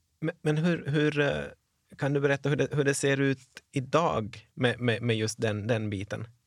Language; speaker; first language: Swedish; native; Swedish